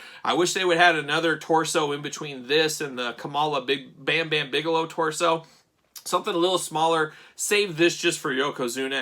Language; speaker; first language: English; native; English